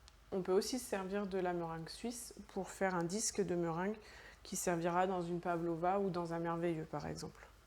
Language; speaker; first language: French; native; French